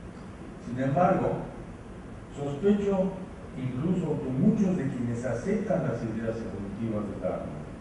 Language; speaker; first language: Spanish; native; Spanish